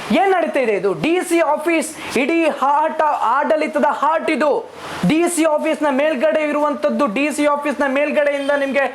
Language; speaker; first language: Kannada; native; Kannada